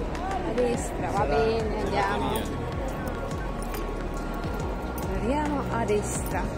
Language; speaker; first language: Italian; non-native, learner; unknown